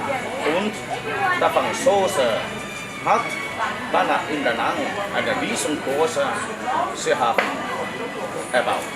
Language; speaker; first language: German; non-native, learner; Vietnamese